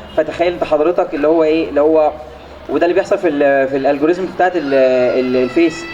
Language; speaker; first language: Egyptian Arabic; native; Egyptian Arabic